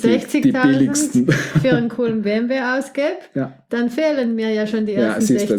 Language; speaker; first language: German; native; German